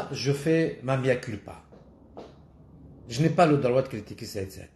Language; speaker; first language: French; non-native, local second language; Kabyle